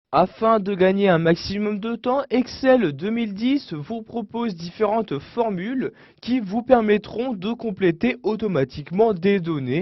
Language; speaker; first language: French; native; French